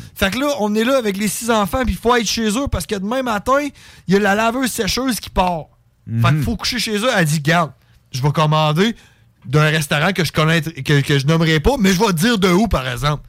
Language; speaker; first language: French; native; French